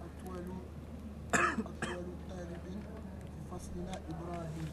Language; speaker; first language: Arabic; non-native, learner; French